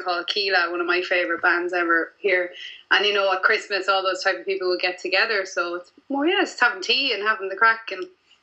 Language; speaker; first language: English; native; English